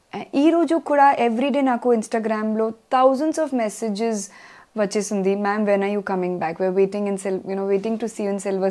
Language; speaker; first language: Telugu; non-native, learner; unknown